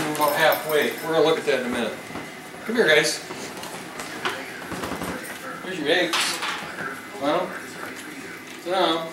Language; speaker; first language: English; native; English